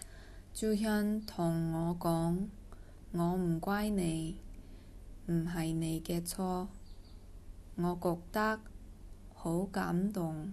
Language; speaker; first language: Cantonese; non-native, learner; Korean